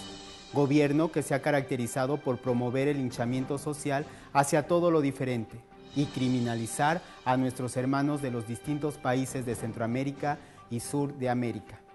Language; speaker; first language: Spanish; native; Spanish